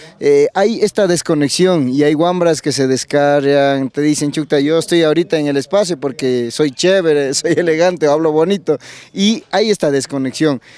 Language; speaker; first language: Spanish; native; Spanish